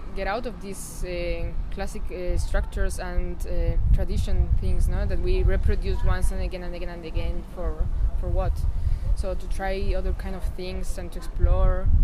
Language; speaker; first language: English; non-native, fluent; Spanish